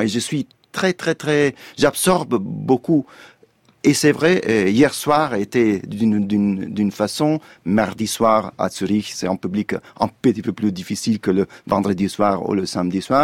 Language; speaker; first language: French; non-native, fluent; Italian